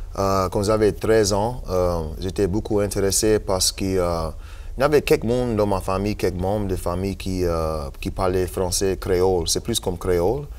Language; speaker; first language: French; non-native, local second language; English